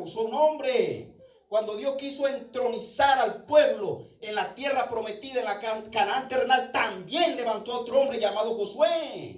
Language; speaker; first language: Spanish; native; Spanish